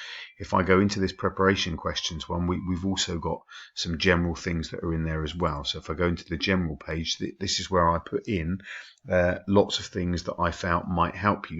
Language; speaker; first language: English; native; English